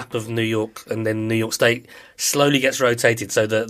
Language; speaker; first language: English; native; English